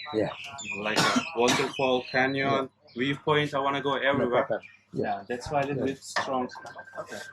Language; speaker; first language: English; non-native, learner; Turkish